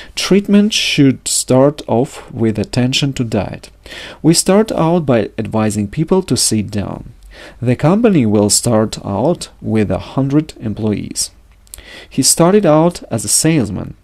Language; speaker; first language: English; non-native, fluent; Russian